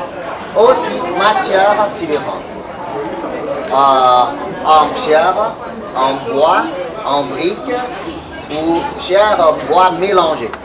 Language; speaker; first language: French; non-native, fluent; Chinese